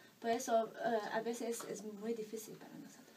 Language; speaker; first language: Spanish; non-native, learner; Chinese